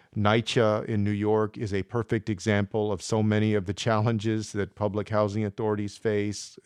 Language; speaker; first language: English; native; English